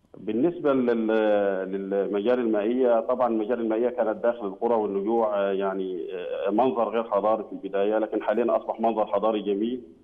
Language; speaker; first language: Egyptian Arabic; native; Egyptian Arabic